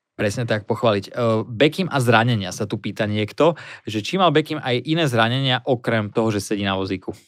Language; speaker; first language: Slovak; native; Slovak